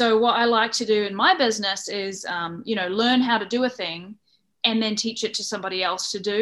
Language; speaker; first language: English; native; English